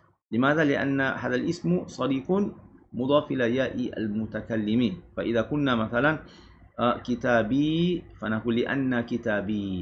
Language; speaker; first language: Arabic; non-native, fluent; Malay